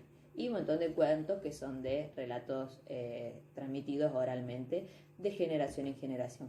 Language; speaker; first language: Spanish; native; Spanish